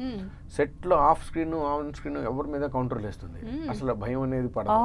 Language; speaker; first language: Telugu; native; Telugu